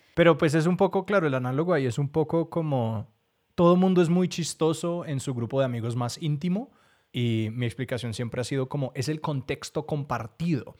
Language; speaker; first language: Spanish; native; Spanish